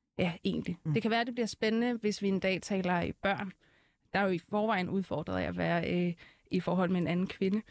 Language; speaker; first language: Danish; early bilingual, other home language; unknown